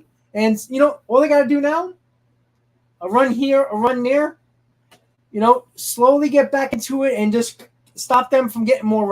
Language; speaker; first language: English; native; English